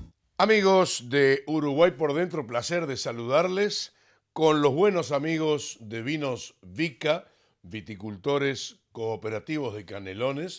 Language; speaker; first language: Spanish; native; Spanish